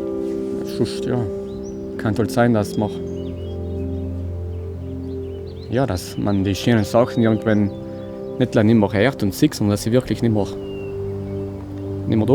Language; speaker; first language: German; native; German